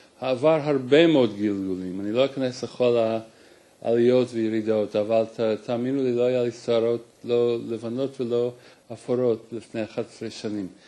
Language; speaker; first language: Hebrew; non-native, fluent; English